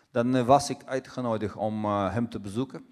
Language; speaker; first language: Dutch; non-native, fluent; Russian